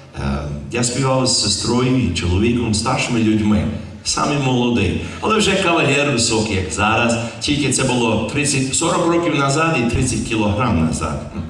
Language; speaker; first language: Ukrainian; early bilingual, heritage; Ukrainian